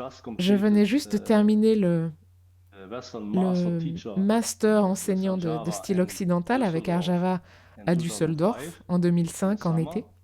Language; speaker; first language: French; non-native, fluent; German